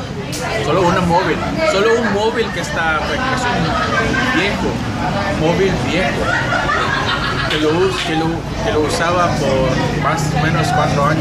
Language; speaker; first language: Spanish; non-native, learner; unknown